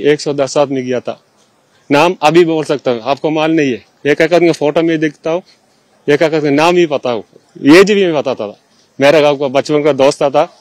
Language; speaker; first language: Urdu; non-native, local second language; Malayalam